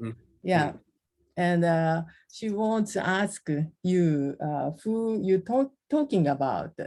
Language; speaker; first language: English; non-native, learner; Japanese